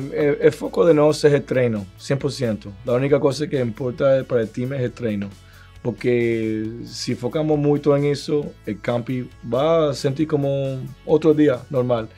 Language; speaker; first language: Portuguese; non-native, learner; Spanish